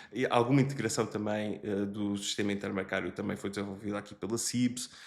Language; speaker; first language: Portuguese; native; Portuguese